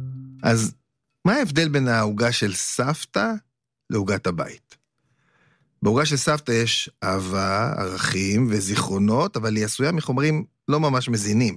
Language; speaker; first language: Hebrew; native; Hebrew